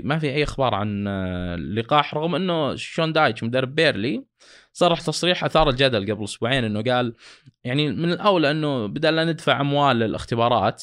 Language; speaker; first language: Arabic; native; Arabic